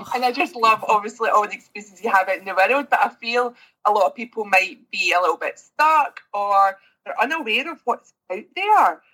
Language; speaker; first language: English; native; English